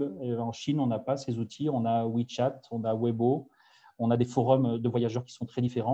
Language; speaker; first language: French; native; French